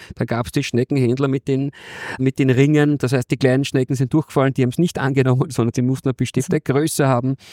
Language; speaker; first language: German; native; German